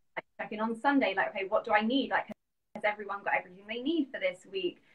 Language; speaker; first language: English; native; English